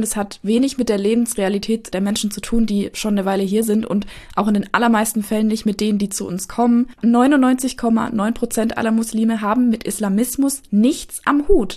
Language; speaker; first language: German; native; German